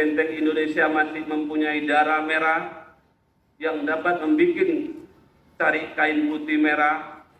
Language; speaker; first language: Indonesian; native; Indonesian